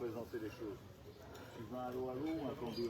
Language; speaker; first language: French; native; French